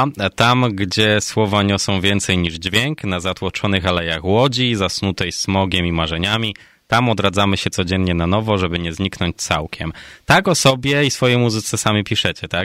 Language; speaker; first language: Polish; native; Polish